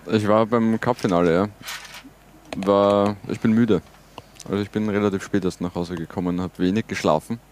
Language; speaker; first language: German; native; German